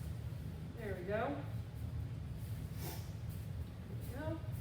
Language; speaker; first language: English; native; English